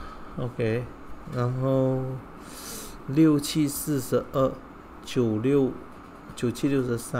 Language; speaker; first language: Chinese; non-native, local second language; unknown